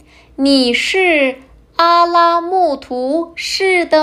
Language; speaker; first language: Chinese; non-native, fluent; Kazakh